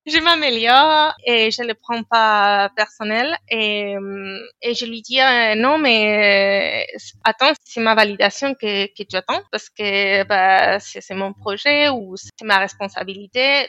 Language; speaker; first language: French; non-native, fluent; Spanish